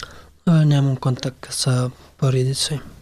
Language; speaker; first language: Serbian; non-native, learner; Pashto